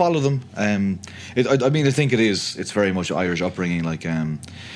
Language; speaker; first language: English; native; English